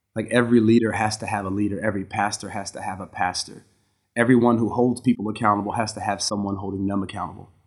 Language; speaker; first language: English; native; English